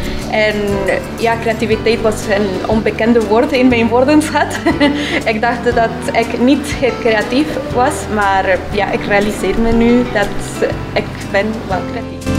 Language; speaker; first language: Dutch; non-native, learner; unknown